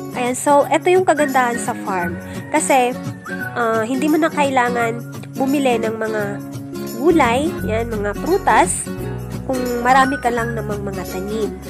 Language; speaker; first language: Filipino; non-native, local second language; Masbatenyo